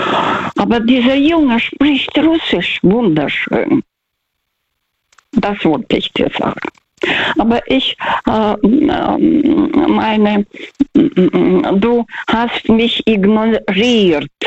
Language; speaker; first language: German; non-native, fluent; Russian